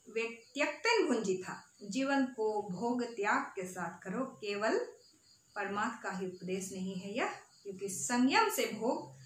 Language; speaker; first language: Hindi; non-native, local second language; Assamese